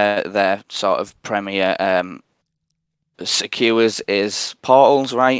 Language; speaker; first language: English; native; English